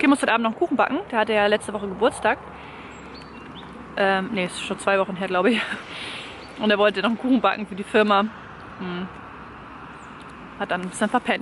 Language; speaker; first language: German; native; German